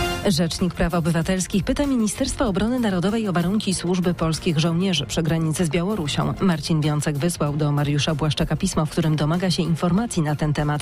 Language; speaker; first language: Polish; native; Polish